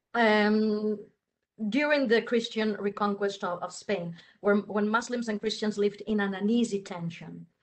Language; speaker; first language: English; non-native, fluent; Catalan